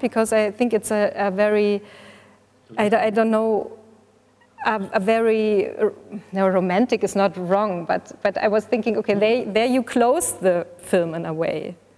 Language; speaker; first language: English; non-native, fluent; German